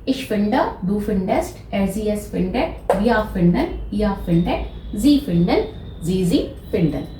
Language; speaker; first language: German; non-native, fluent; Hindi